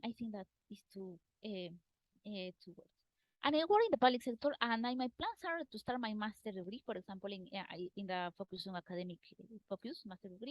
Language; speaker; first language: English; non-native, learner; Spanish